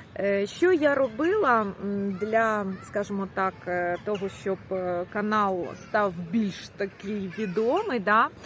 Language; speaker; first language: Ukrainian; non-native, local second language; Russian